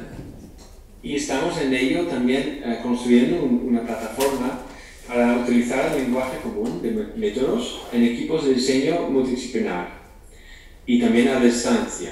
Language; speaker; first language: Spanish; non-native, fluent; Dutch